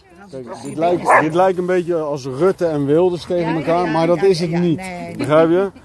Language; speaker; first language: Dutch; early bilingual, other home language; Turkish